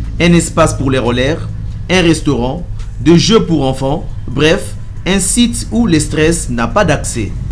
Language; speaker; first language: French; non-native, local second language; Lingala